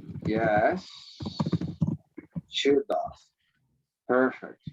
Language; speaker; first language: English; non-native, fluent; Spanish